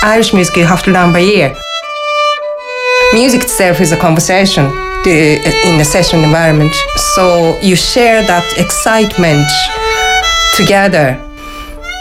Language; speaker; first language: English; non-native, fluent; Japanese